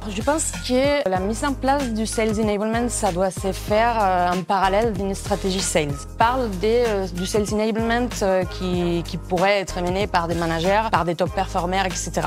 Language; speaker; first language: French; non-native, fluent; Spanish